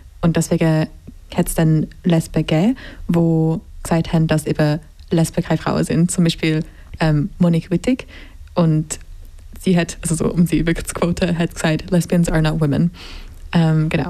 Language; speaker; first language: German; native; German